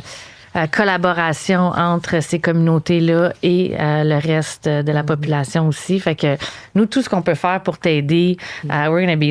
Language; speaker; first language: French; native; French